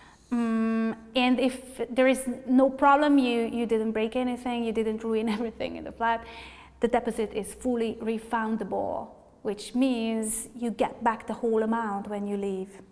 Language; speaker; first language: English; non-native, fluent; Hungarian